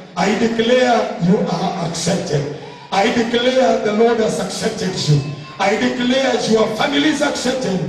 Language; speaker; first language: English; non-native, local second language; Swahili